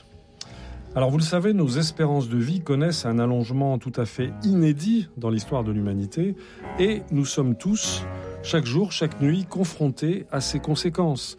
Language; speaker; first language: French; native; French